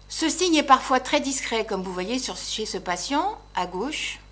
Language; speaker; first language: French; native; French